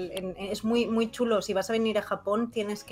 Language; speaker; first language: Spanish; native; Spanish